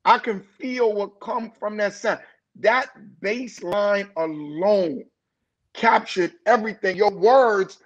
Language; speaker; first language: English; native; English